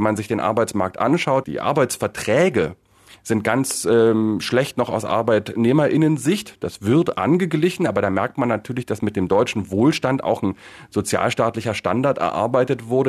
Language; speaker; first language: German; native; German